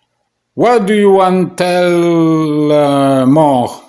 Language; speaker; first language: English; non-native, learner; French